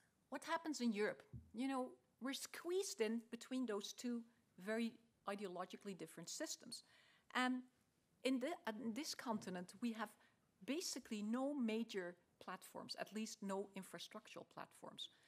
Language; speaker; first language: English; non-native, fluent; Dutch